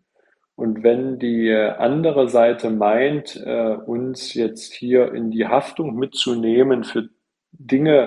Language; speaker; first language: German; native; German